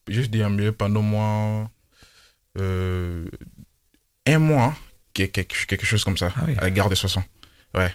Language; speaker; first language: French; non-native, local second language; Lingala